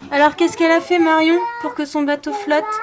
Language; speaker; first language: French; native; French